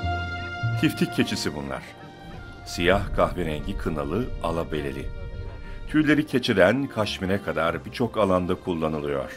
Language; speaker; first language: Turkish; native; Turkish